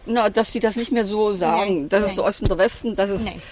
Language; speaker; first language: German; native; German